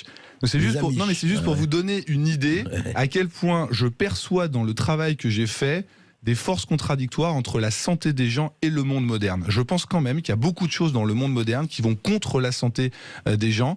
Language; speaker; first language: French; native; French